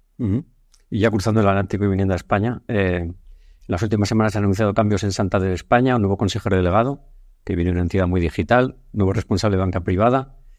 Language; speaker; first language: Spanish; native; Spanish